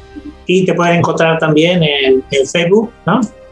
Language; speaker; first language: Spanish; native; Spanish